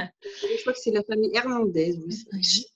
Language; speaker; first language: French; native; French